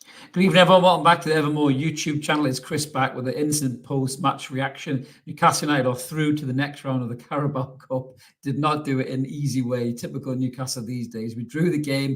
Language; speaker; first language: English; native; English